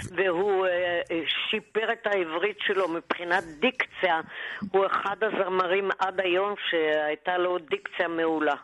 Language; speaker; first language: Hebrew; non-native, local second language; German